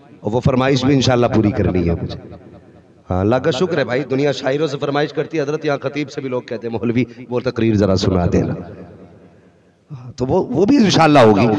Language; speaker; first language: Urdu; native; Urdu